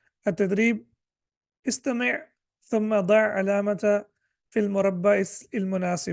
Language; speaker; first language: Arabic; non-native, fluent; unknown